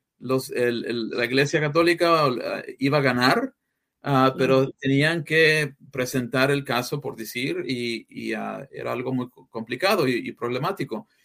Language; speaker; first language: Spanish; early bilingual, heritage; English